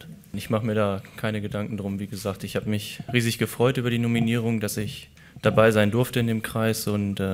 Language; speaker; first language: German; native; German